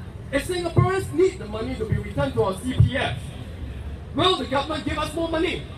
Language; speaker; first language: English; native; English